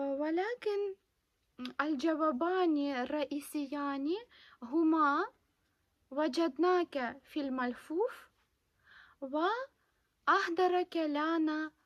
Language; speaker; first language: Arabic; non-native, fluent; Ukrainian